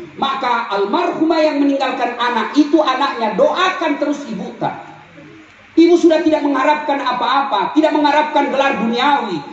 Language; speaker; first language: Indonesian; non-native, local second language; Buginese